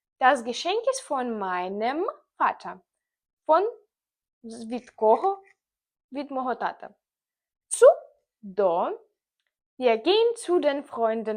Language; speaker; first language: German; non-native, fluent; Ukrainian